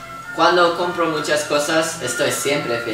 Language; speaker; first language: Spanish; non-native, learner; English